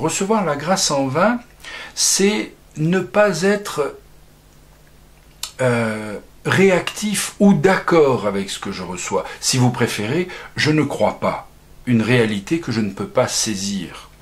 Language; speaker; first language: French; native; French